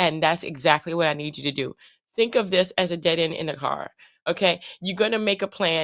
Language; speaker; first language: English; native; English